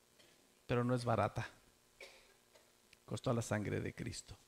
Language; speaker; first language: Spanish; native; Spanish